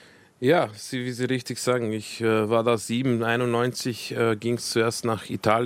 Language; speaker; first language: German; early bilingual, other home language; Croatian